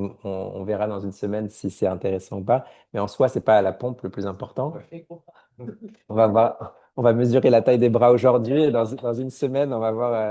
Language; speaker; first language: French; native; French